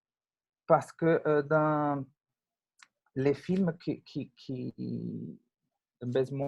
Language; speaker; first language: French; non-native, fluent; Portuguese